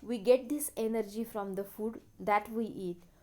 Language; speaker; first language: English; non-native, local second language; Marathi